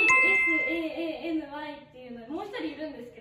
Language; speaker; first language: Japanese; native; Japanese